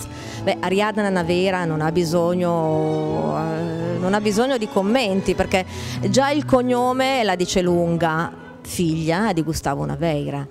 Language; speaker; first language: Italian; native; Italian